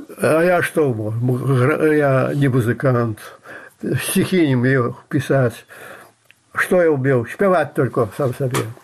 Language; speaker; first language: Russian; non-native, local second language; Belarusian